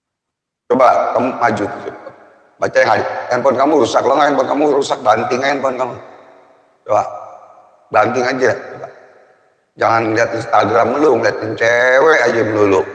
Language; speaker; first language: Indonesian; native; Indonesian